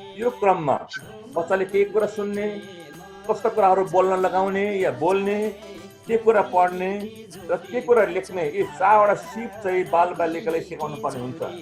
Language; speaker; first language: Nepali; non-native, local second language; Eastern Tamang